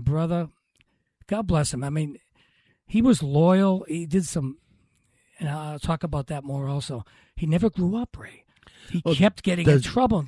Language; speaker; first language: English; native; English